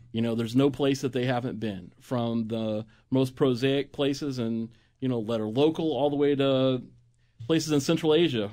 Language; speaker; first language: English; native; English